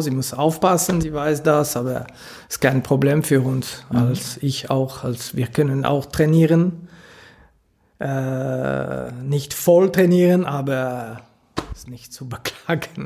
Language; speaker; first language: German; non-native, local second language; French